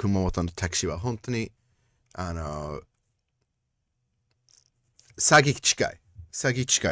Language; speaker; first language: Japanese; non-native, learner; English